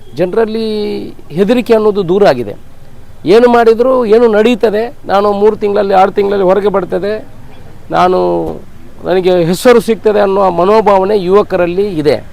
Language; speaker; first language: Kannada; native; Kannada